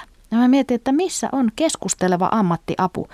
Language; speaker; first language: Finnish; native; Finnish